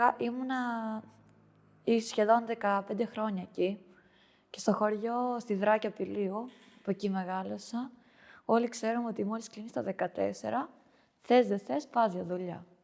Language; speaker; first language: Greek; early bilingual, other home language; Albanian